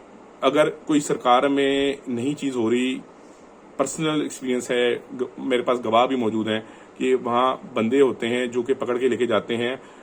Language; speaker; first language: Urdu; non-native, local second language; Punjabi